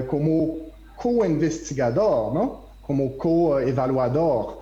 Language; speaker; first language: Spanish; non-native, learner; French